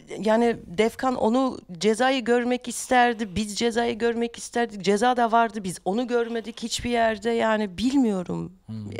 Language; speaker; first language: Turkish; non-native, fluent; German